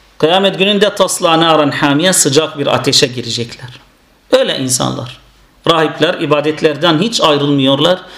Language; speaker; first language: Turkish; non-native, fluent; Arabic